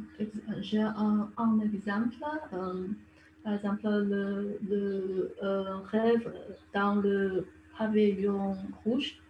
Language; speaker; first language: French; non-native, learner; Chinese